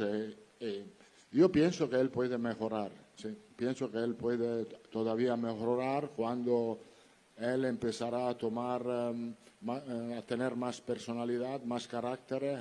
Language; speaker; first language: Spanish; non-native, fluent; Italian